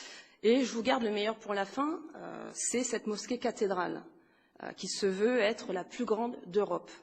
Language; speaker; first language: French; native; French